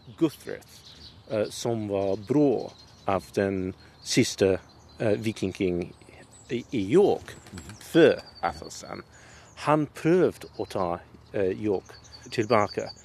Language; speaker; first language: Norwegian; non-native, learner; English